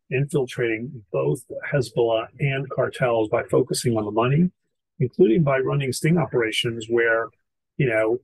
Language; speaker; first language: English; native; English